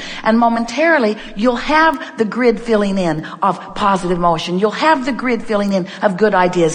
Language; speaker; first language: English; native; English